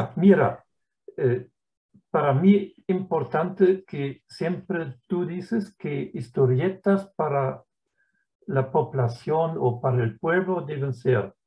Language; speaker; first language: Spanish; non-native, fluent; German